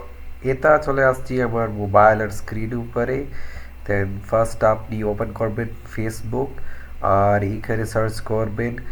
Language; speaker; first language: Bangla; non-native, fluent; Urdu